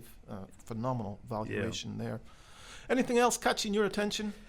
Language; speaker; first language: English; native; English